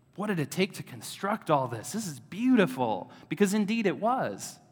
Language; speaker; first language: English; native; English